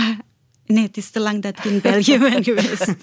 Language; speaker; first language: Dutch; non-native, fluent; Indonesian